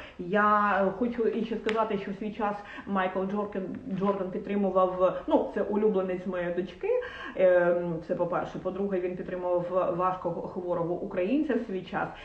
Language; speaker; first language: Ukrainian; non-native, local second language; Russian